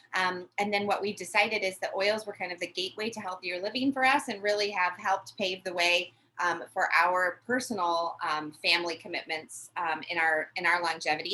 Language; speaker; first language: English; native; English